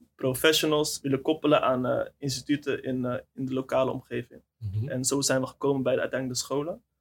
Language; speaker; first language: Dutch; native; Dutch